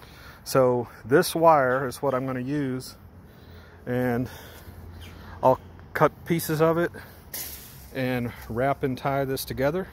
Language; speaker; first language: English; native; English